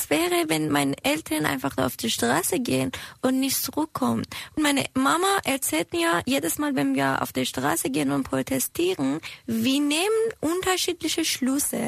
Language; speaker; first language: German; non-native, fluent; Persian